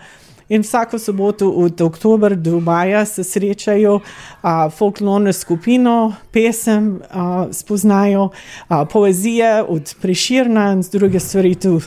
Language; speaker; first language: Slovenian; early bilingual, heritage; Slovenian